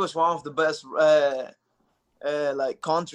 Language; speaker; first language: English; non-native, fluent; Spanish